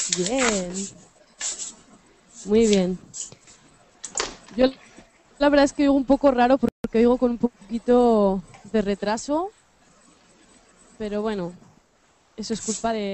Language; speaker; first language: Spanish; native; Spanish